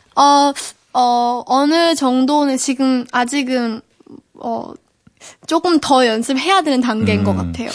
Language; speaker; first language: Korean; early bilingual, heritage; English